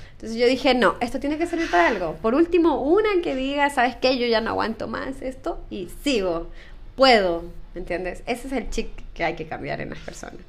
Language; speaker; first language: Spanish; native; Spanish